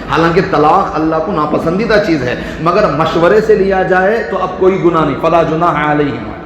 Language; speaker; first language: Urdu; native; Urdu